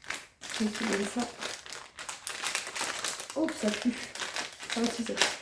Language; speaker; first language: French; native; French